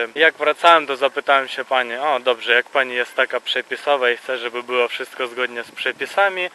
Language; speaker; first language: Polish; non-native, fluent; Russian